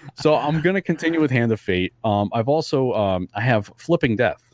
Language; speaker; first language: English; early bilingual, other home language; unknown